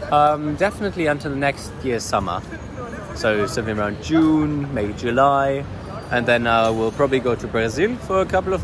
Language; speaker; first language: English; non-native, fluent; German